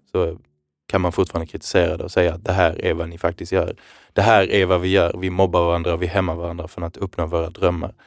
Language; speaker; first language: Swedish; early bilingual, other home language; Arabic